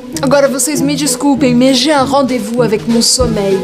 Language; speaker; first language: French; non-native, learner; Portuguese